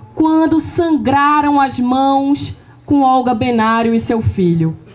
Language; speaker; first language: Portuguese; native; Portuguese